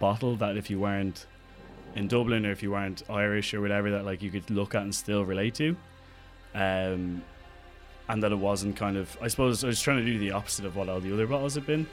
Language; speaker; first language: English; native; English